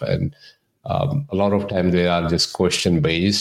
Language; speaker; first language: English; non-native, local second language; Punjabi